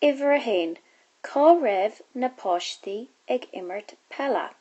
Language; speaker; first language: Irish; non-native, local second language; English